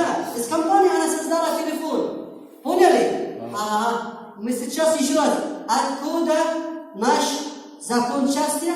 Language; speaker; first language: Russian; non-native, learner; Arabic